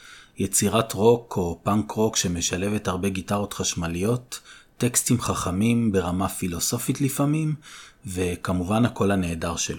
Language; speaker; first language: Hebrew; native; Hebrew